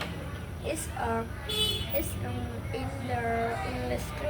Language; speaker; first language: English; non-native, learner; Vietnamese